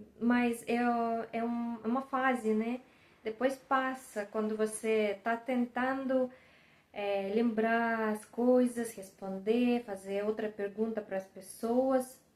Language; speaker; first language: Portuguese; non-native, fluent; Russian